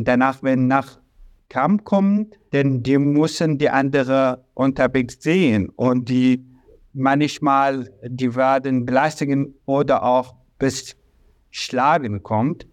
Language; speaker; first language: German; non-native, learner; Arabic